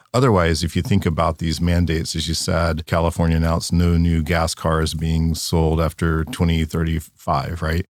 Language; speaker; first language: English; native; English